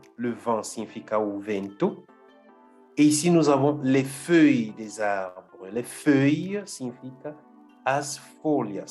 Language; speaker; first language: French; non-native, fluent; Portuguese